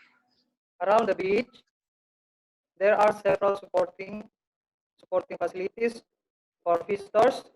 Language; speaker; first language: English; non-native, learner; Indonesian